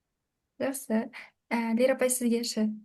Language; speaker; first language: Kazakh; native; Kazakh